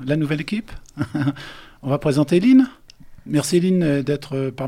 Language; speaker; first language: French; native; French